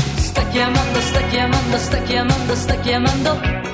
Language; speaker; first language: Italian; native; Italian